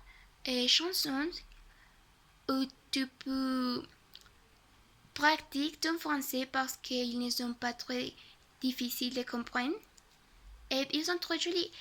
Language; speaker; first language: French; non-native, learner; Spanish